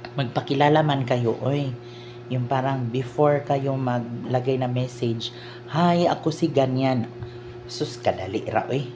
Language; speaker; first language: Filipino; non-native, local second language; Cebuano